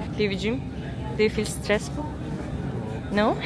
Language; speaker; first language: English; non-native, learner; Turkish